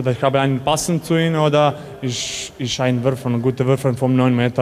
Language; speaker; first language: German; non-native, learner; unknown